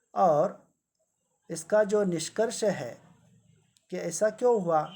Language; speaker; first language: Hindi; non-native, local second language; Marathi